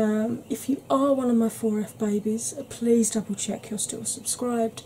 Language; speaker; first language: English; native; English